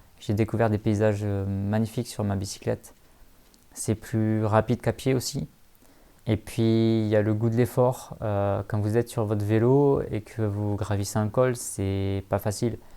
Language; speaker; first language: French; native; French